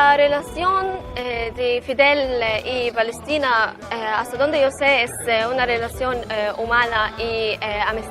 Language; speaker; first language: Spanish; non-native, learner; Arabic